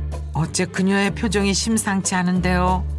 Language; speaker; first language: Korean; native; Korean